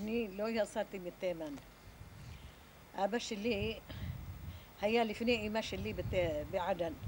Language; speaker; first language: Hebrew; non-native, fluent; Arabic